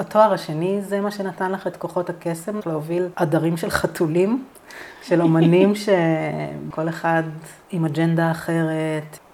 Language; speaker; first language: Hebrew; native; Hebrew